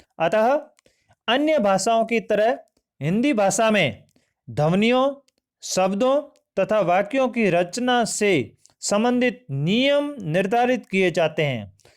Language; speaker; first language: Hindi; native; Hindi